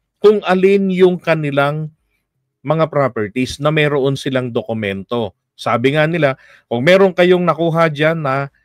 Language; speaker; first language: Filipino; native; Filipino